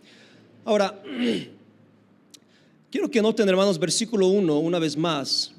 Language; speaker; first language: Spanish; native; Spanish